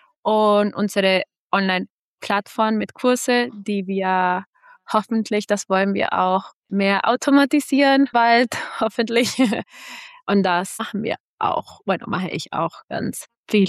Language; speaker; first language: German; non-native, fluent; Spanish